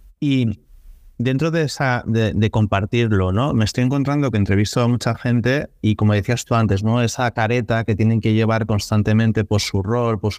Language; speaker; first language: Spanish; native; Spanish